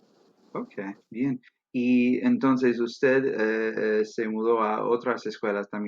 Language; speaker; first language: Spanish; non-native, fluent; English